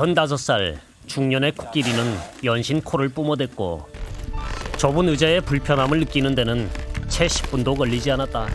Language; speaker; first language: Korean; native; Korean